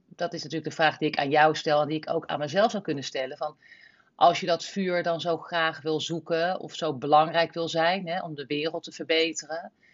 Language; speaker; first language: Dutch; native; Dutch